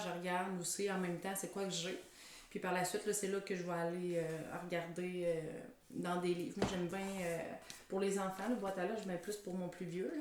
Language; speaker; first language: French; native; French